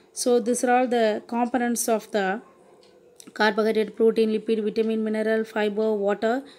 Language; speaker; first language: English; non-native, local second language; Tamil